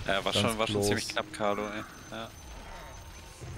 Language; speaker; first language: German; native; German